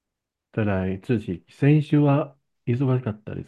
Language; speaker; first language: Japanese; non-native, fluent; Chinese